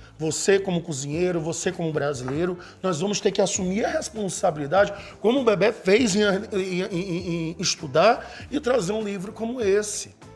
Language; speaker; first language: Portuguese; native; Portuguese